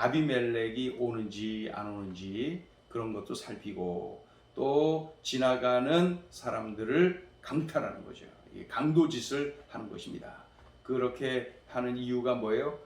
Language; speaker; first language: Korean; native; Korean